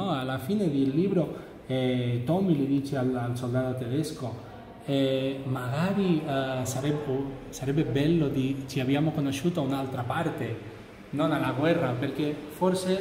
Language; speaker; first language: Italian; non-native, fluent; Catalan